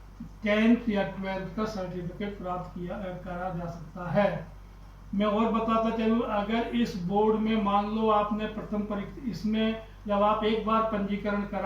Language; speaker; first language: Hindi; native; Hindi